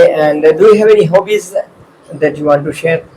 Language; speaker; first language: English; non-native, fluent; Hindi